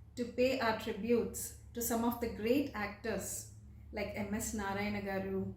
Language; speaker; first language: English; non-native, local second language; Telugu